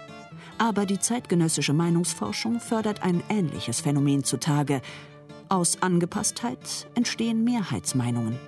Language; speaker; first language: German; native; German